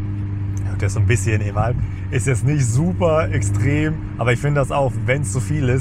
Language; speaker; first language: German; native; German